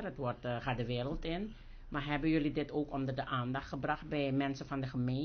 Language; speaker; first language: Dutch; native; Dutch